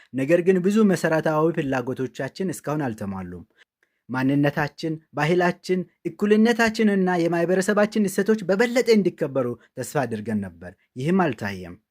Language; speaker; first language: Amharic; non-native, local second language; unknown